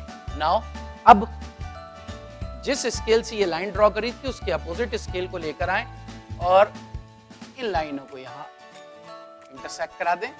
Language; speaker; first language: Hindi; native; Hindi